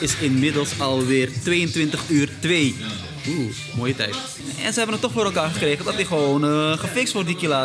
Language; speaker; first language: Dutch; native; Dutch